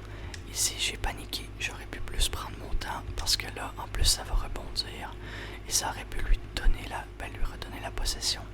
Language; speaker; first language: French; native; French